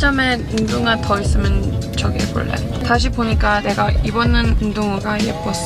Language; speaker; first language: Korean; early bilingual, heritage; English